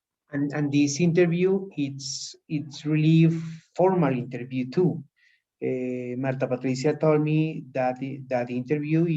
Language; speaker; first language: English; non-native, learner; Spanish